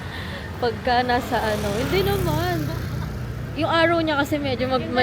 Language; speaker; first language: Filipino; native; Filipino